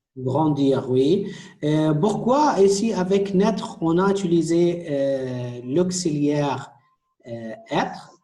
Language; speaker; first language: French; non-native, fluent; Arabic